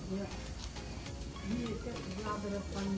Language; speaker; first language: Dutch; non-native, learner; Indonesian